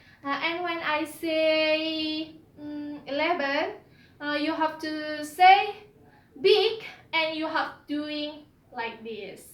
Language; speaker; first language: English; non-native, learner; Indonesian